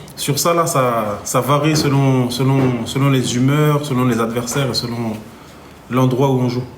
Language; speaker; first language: French; native; French